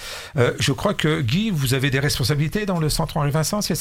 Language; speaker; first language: French; native; French